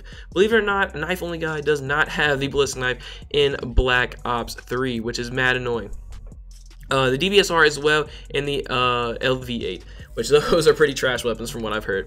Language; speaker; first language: English; native; English